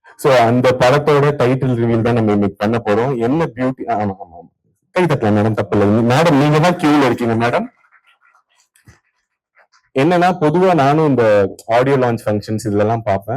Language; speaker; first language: Tamil; native; Tamil